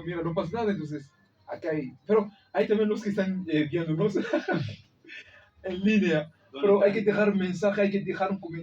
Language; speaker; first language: Spanish; non-native, learner; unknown